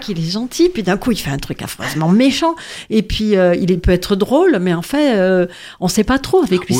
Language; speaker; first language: French; native; French